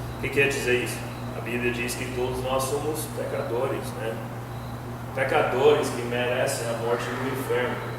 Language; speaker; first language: Portuguese; non-native, fluent; English